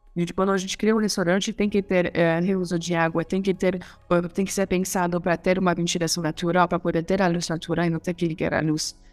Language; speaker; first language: Portuguese; non-native, fluent; French